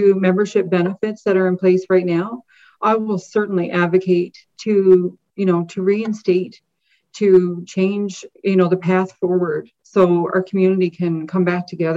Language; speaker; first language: English; native; English